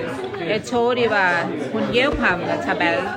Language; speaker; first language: Danish; non-native, learner; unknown